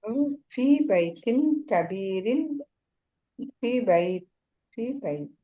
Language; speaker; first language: Arabic; non-native, learner; Indonesian